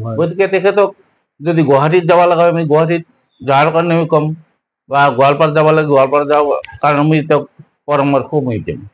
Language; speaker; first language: Assamese; non-native, local second language; Bangla